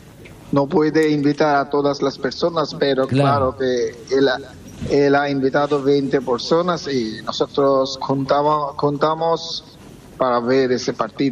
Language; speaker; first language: Spanish; non-native, fluent; Bangla